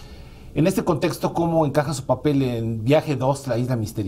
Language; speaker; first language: Spanish; native; Spanish